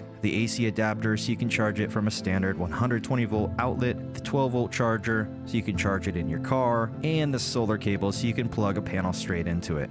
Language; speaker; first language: English; native; English